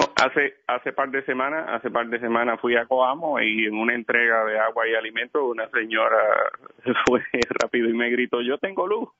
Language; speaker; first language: Spanish; native; Spanish